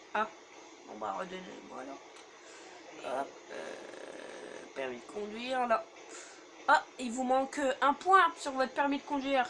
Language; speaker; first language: French; native; French